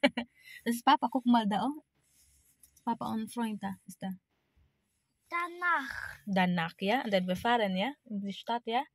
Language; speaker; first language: German; non-native, learner; Filipino